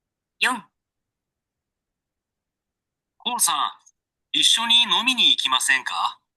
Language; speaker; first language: Japanese; non-native, learner; Sinhala